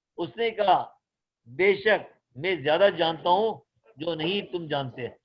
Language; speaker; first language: Urdu; native; Urdu